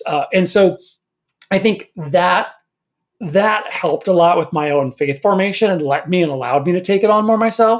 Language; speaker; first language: English; native; English